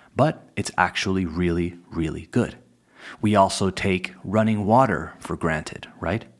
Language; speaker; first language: English; native; English